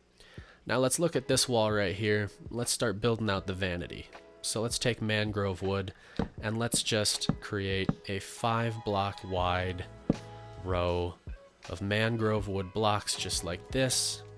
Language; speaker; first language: English; native; English